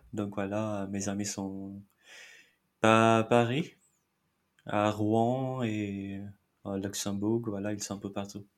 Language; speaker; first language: French; non-native, fluent; Marathi